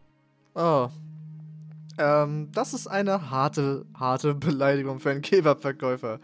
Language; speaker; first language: German; native; German